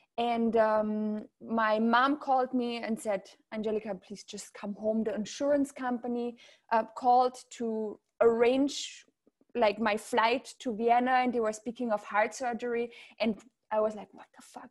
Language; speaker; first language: English; non-native, fluent; German